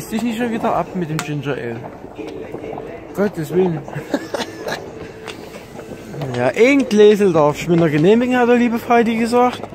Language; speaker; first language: German; native; German